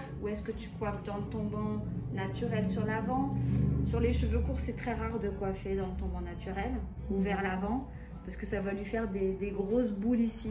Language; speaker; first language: French; native; French